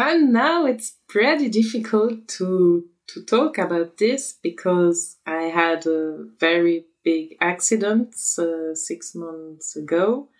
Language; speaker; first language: English; non-native, fluent; French